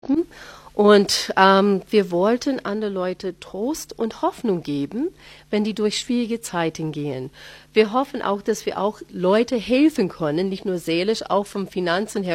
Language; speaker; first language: German; non-native, fluent; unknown